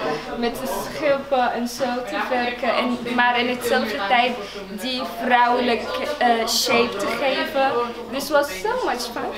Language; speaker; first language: Dutch; non-native, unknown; Arabic